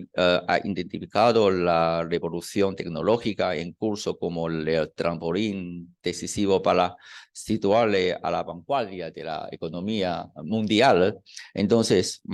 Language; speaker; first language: Spanish; non-native, fluent; Chinese